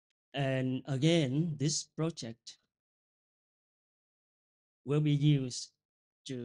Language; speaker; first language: English; non-native, fluent; Vietnamese